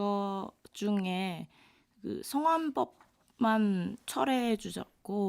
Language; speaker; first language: Korean; non-native, fluent; Cantonese